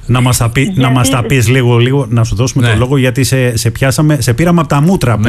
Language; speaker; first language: Greek; native; Greek